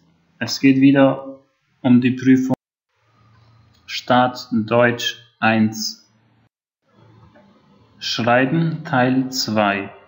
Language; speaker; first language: German; non-native, fluent; Albanian